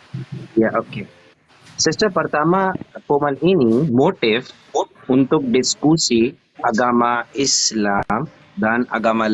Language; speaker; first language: Indonesian; non-native, learner; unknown